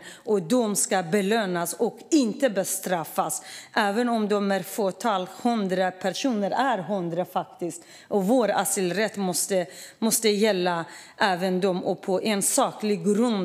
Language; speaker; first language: Swedish; non-native, fluent; Kurdish